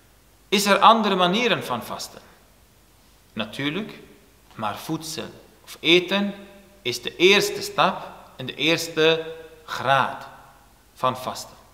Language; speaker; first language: Dutch; non-native, fluent; Turoyo